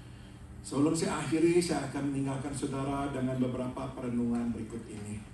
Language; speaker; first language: Indonesian; native; Indonesian